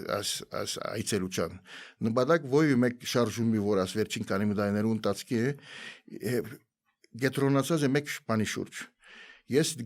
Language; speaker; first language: Armenian; native; Armenian